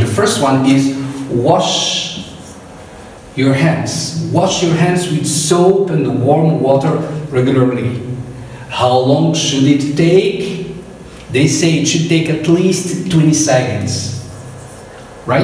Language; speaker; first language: English; non-native, fluent; Arabic